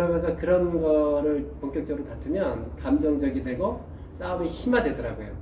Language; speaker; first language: Korean; native; Korean